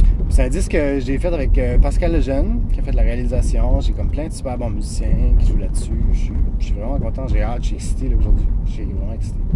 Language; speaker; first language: French; native; French